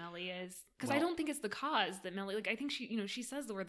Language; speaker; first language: English; native; English